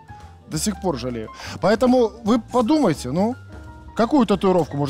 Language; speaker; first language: Russian; native; Russian